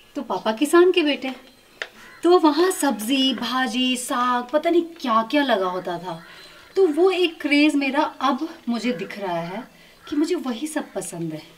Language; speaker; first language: Hindi; native; Hindi